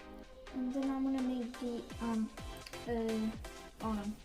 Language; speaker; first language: English; native; English